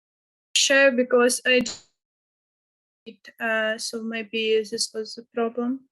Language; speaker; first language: English; non-native, fluent; Ukrainian